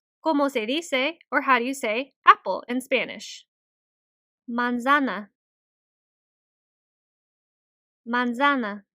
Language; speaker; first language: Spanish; non-native, fluent; English